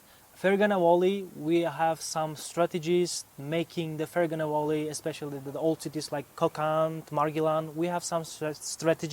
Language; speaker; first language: English; non-native, fluent; Uzbek